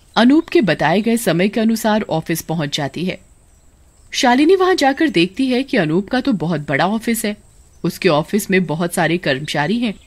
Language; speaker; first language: Hindi; native; Hindi